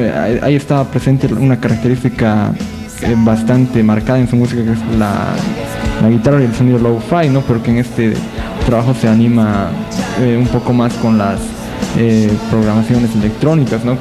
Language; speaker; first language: Spanish; native; Spanish